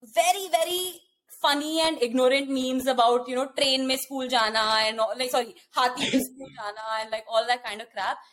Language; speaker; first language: English; non-native, local second language; Hindi